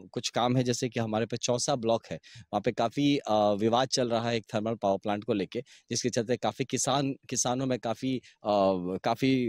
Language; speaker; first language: Hindi; native; Hindi